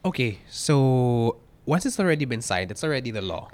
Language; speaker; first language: English; non-native, local second language; Filipino